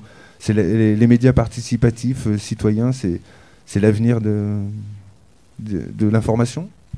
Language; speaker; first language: French; native; French